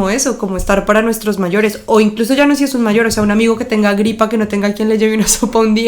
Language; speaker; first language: Spanish; native; Spanish